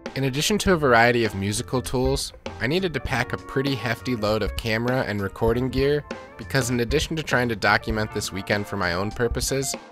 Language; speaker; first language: English; native; English